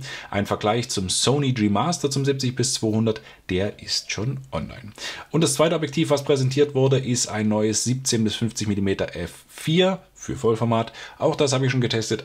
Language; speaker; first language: German; native; German